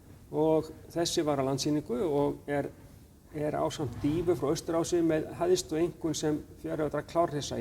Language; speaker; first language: Icelandic; native; Icelandic